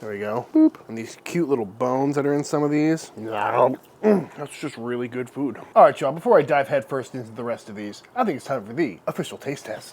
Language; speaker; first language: English; native; English